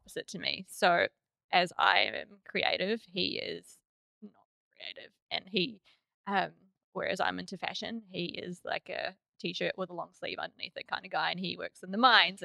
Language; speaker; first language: English; native; English